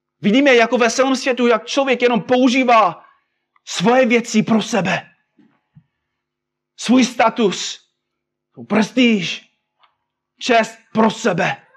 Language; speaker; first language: Czech; non-native, fluent; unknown